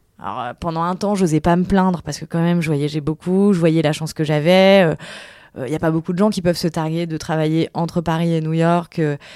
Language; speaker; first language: French; native; French